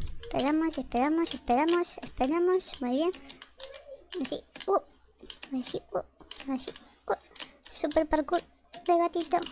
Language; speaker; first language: Spanish; native; Spanish